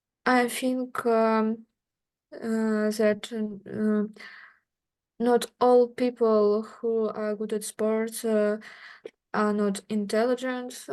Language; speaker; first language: English; non-native, learner; Russian